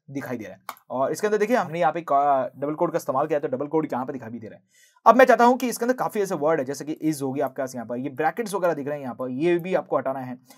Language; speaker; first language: Hindi; native; Hindi